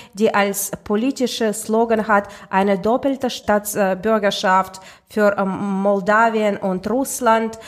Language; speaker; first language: German; non-native, fluent; Russian